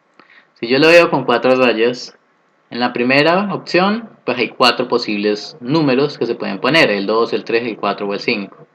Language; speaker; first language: Spanish; native; Spanish